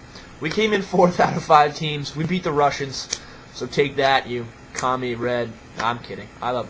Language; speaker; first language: English; native; English